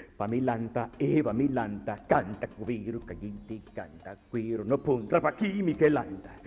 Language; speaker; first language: English; non-native, fluent; Papiamento